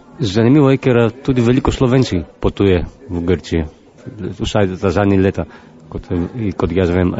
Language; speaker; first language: Slovenian; non-native, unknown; Greek